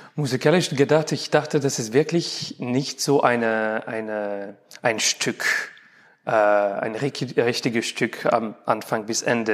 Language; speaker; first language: German; non-native, learner; French